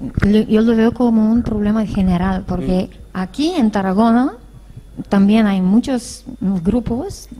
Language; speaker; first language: Spanish; non-native, fluent; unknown